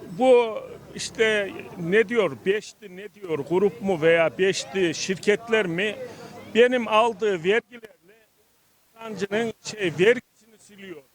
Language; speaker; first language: Turkish; native; Turkish